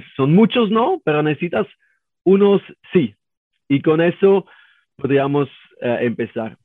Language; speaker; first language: Spanish; non-native, learner; German